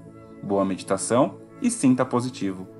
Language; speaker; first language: Portuguese; native; Portuguese